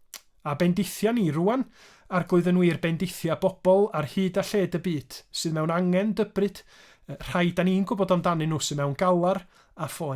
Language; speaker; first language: Welsh; native; Welsh